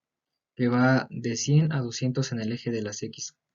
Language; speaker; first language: Spanish; native; Spanish